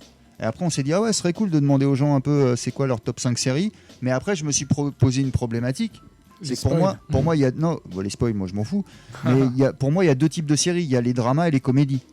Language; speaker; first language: French; native; French